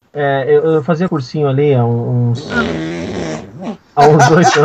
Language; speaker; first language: Portuguese; native; Portuguese